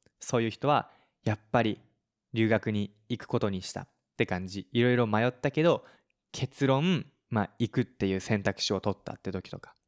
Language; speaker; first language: Japanese; native; Japanese